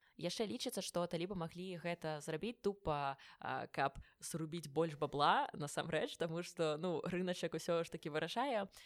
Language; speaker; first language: Belarusian; non-native, local second language; Russian